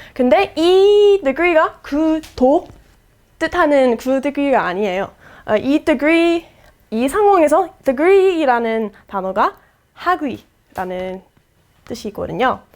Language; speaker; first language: Korean; non-native, fluent; English